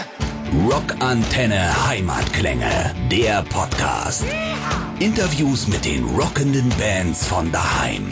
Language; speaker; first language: German; native; German